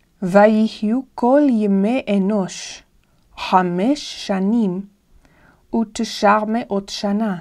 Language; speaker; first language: Hebrew; non-native, fluent; English